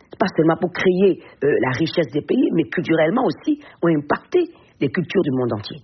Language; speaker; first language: French; non-native, local second language; Fon